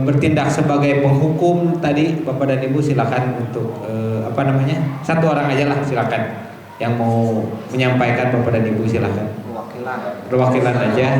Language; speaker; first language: Indonesian; native; Indonesian